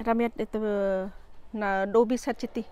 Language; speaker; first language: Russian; non-native, learner; Tajik